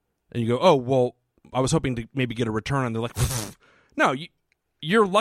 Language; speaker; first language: English; native; English